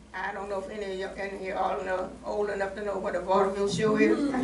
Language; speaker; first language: English; native; English